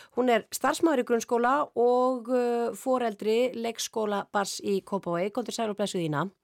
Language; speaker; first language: Icelandic; native; Icelandic